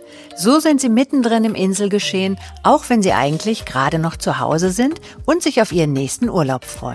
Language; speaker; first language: German; native; German